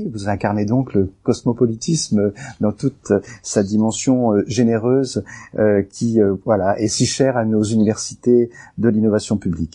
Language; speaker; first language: French; native; French